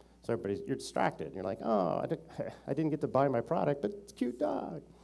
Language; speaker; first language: English; native; English